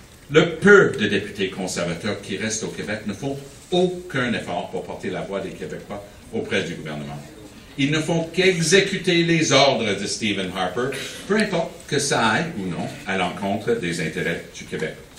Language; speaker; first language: French; early bilingual, heritage; French